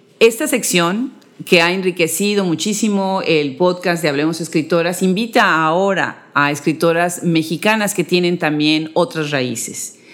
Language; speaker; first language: Spanish; native; Spanish